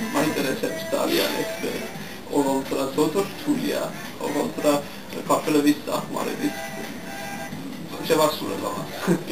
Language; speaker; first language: Georgian; non-native, learner; English